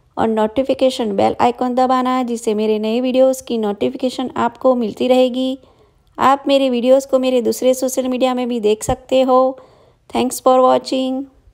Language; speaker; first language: Hindi; non-native, local second language; Gujarati